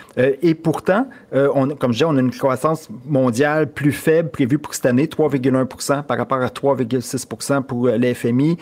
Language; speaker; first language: French; native; French